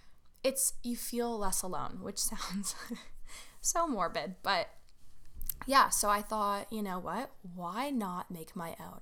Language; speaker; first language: English; native; English